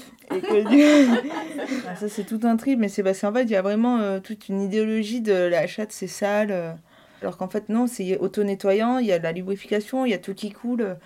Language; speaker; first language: French; native; French